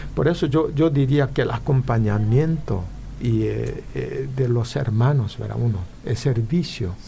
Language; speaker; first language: Spanish; non-native, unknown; Korean